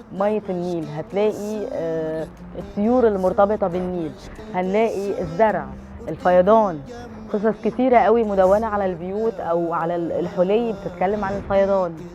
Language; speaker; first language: Egyptian Arabic; non-native, local second language; Arabic